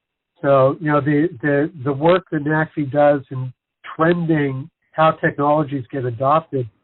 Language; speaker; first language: English; native; English